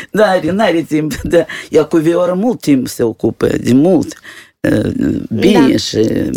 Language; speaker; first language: Romanian; non-native, local second language; Russian